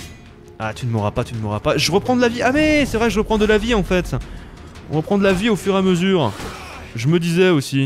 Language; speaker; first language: French; native; French